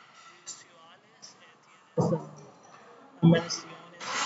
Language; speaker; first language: Spanish; non-native, learner; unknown